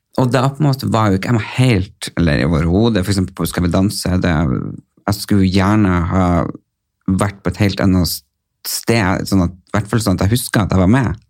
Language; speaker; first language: Norwegian; native; Norwegian